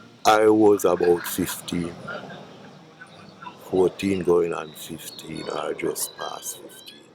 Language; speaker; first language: English; native; English